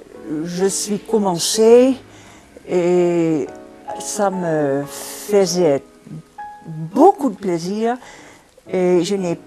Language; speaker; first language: French; non-native, fluent; Dutch